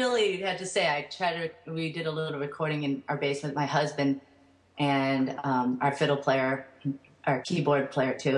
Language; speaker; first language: English; native; English